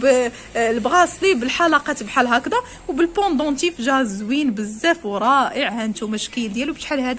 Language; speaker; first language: Arabic; native; Arabic